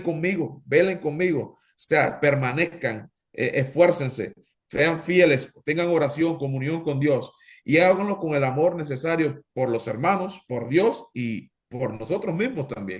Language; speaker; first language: Spanish; native; Spanish